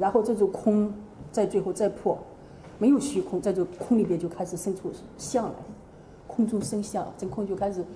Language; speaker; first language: Chinese; native; Chinese